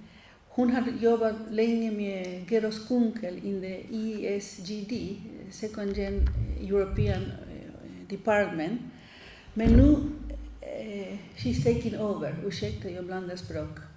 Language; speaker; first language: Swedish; non-native, fluent; Spanish